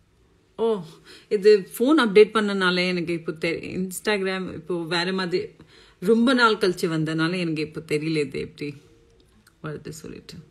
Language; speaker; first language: Tamil; non-native, local second language; Assamese